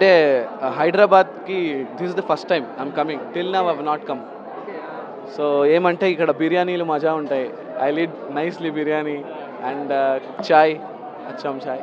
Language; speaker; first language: Telugu; non-native, learner; Kannada